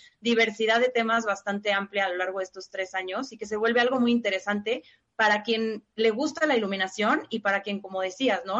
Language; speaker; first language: Spanish; native; Spanish